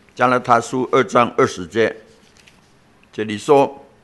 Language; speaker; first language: Chinese; non-native, local second language; Cantonese